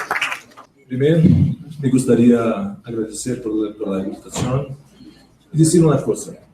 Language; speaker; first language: Spanish; non-native, learner; Portuguese